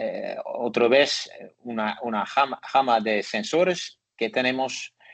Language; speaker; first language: Spanish; non-native, learner; Dutch